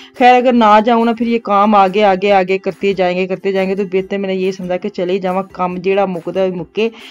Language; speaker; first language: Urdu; non-native, local second language; Punjabi